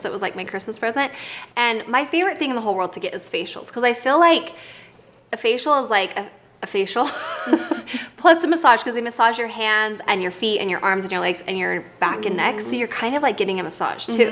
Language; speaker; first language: English; native; English